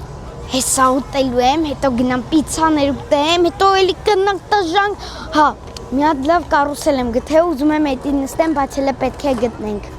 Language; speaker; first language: Armenian; early bilingual, heritage; Armenian